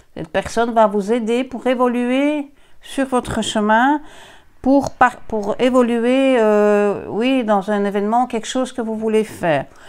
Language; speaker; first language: French; native; French